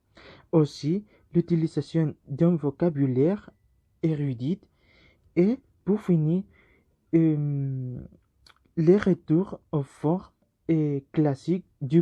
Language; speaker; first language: French; non-native, learner; Spanish